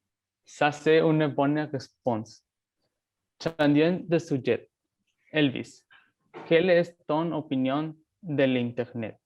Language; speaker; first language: French; non-native, learner; Spanish